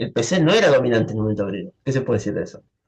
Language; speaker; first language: Spanish; native; Spanish